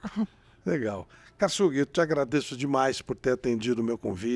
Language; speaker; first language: Portuguese; native; Portuguese